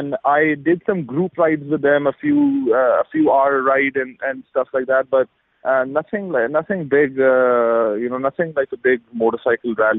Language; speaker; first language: English; non-native, local second language; Urdu